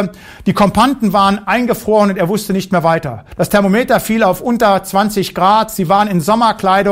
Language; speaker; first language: German; native; German